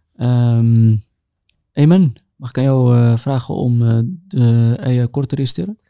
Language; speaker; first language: Dutch; early bilingual, other home language; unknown